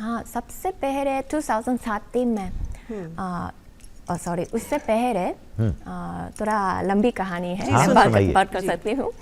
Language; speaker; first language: Hindi; non-native, learner; Japanese